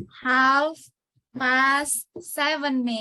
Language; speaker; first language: English; non-native, learner; Indonesian